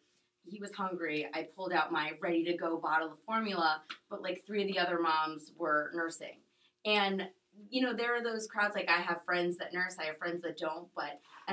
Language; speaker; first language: English; native; English